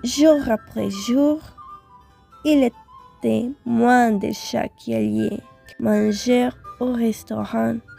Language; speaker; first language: French; non-native, fluent; Spanish